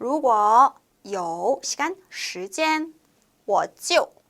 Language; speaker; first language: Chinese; non-native, fluent; Korean